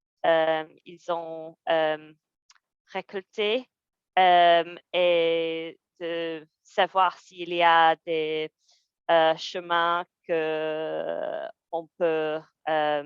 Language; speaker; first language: French; non-native, fluent; English